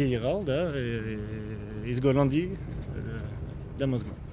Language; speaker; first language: Russian; non-native, learner; French